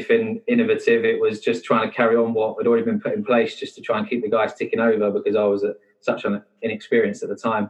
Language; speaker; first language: English; native; English